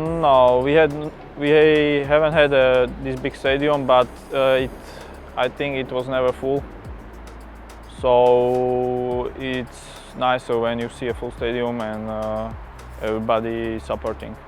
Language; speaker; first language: English; non-native, fluent; Slovak